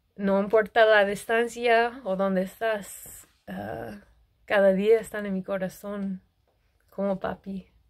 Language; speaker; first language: Spanish; early bilingual, heritage; Spanish